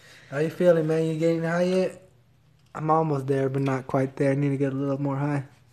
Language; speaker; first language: English; native; English